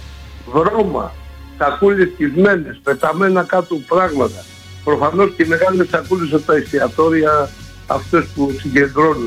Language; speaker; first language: Greek; native; Greek